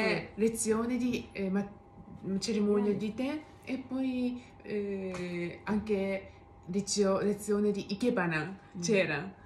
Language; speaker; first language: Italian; non-native, learner; Japanese